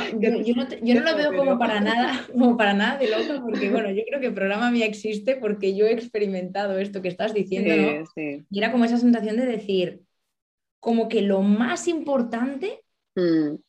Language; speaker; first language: Spanish; native; Spanish